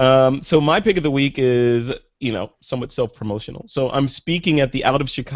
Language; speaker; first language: English; native; English